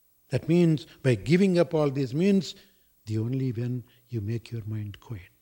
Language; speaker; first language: English; non-native, local second language; Tamil